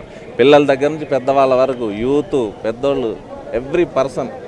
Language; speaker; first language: Telugu; native; Telugu